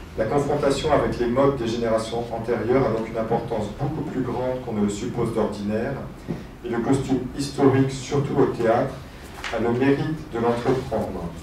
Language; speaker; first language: French; native; French